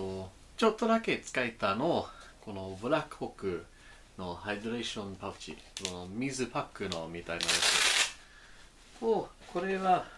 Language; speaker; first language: Japanese; non-native, learner; English